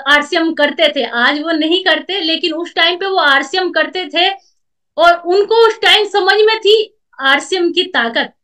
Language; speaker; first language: Hindi; native; Hindi